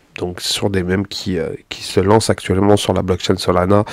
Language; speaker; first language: French; native; French